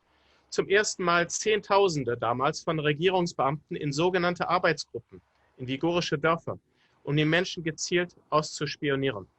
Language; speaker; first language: German; native; German